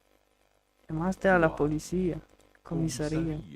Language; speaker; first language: Spanish; non-native, learner; English